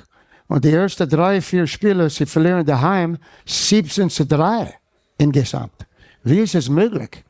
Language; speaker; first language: German; non-native, fluent; English